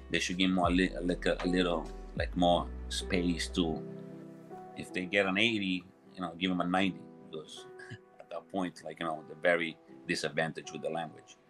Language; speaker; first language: English; non-native, fluent; Italian